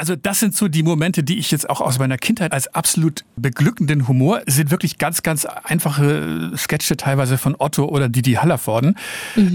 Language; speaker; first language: German; native; German